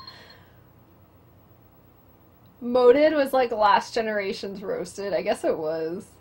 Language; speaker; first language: English; native; English